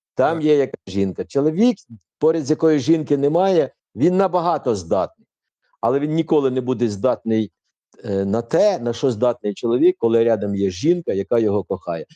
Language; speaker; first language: Ukrainian; non-native, local second language; Russian